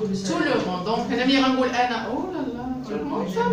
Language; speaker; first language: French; non-native, local second language; Arabic